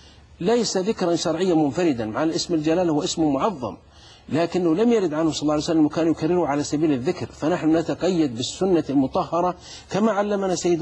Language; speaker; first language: Arabic; native; Arabic